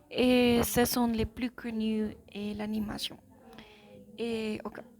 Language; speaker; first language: French; non-native, learner; Spanish